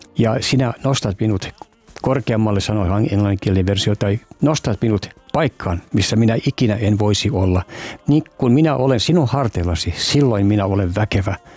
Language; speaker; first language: Finnish; native; Finnish